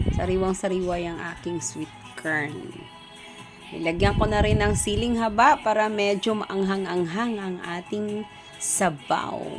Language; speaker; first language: Filipino; non-native, local second language; Cebuano